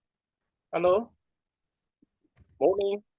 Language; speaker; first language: English; non-native, learner; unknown